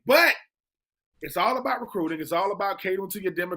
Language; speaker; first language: English; native; English